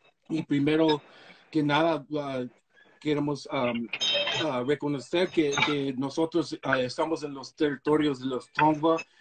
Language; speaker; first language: Spanish; early bilingual, heritage; Spanish